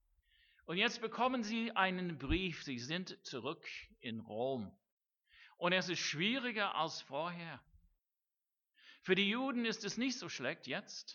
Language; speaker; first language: German; non-native, fluent; English